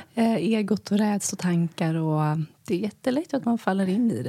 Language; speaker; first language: Swedish; native; Swedish